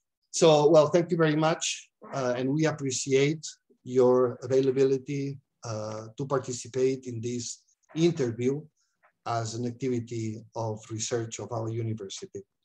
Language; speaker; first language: English; non-native, fluent; Catalan